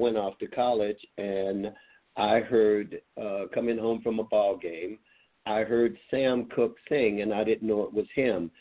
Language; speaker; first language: English; native; English